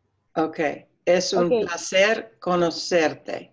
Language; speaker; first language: Spanish; non-native, learner; English